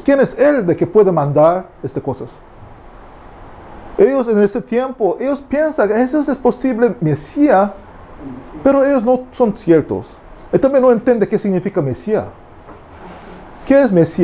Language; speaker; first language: Spanish; non-native, learner; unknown